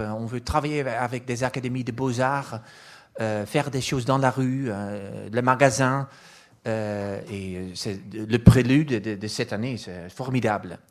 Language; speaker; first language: French; non-native, fluent; Dutch